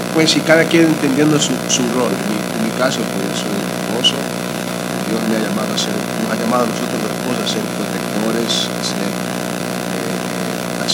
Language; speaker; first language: Spanish; early bilingual, heritage; Spanish